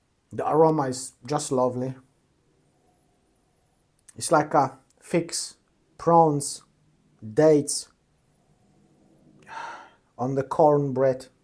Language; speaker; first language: English; non-native, fluent; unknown